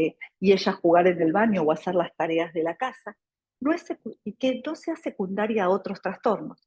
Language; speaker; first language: Spanish; native; Spanish